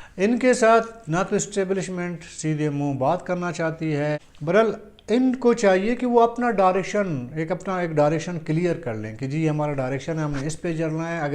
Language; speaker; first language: Urdu; non-native, local second language; Baluchi